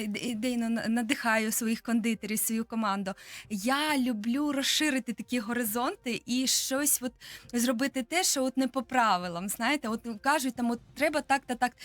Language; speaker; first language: Ukrainian; native; Ukrainian